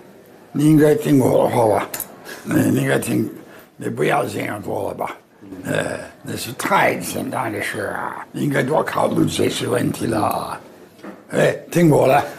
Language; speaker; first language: Chinese; non-native, fluent; English